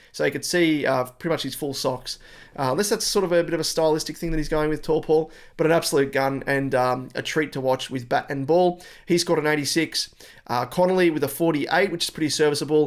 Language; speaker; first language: English; native; English